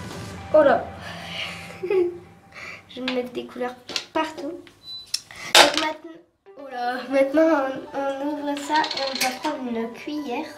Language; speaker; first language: French; native; French